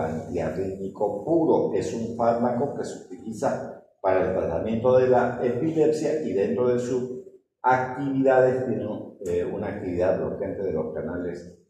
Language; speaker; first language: Spanish; native; Spanish